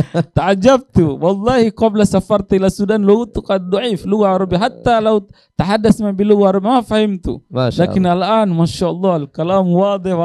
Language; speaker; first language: Arabic; non-native, learner; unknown